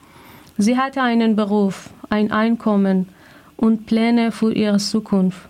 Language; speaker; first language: German; non-native, fluent; Persian